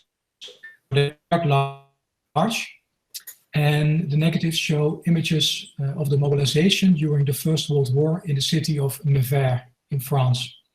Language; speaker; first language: English; non-native, fluent; Dutch